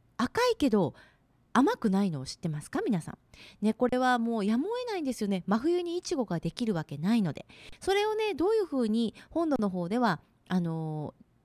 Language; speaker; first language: Japanese; native; Japanese